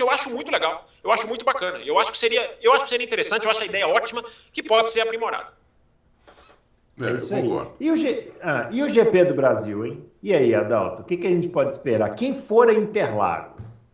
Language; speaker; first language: Portuguese; native; Portuguese